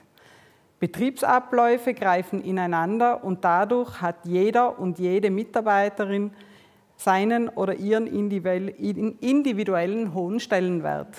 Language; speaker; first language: German; native; German